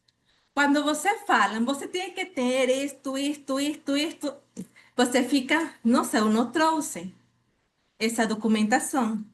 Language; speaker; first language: Portuguese; non-native, fluent; Spanish